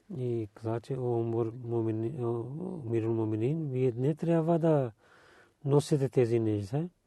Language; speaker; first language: Bulgarian; non-native, learner; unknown